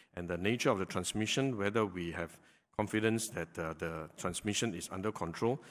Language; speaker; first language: English; non-native, local second language; Chinese